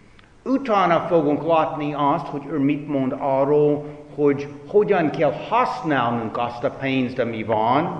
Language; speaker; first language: Hungarian; non-native, fluent; English